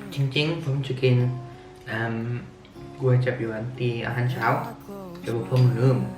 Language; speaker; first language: Thai; early bilingual, heritage; Thai